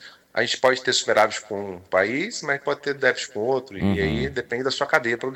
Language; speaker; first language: Portuguese; native; Portuguese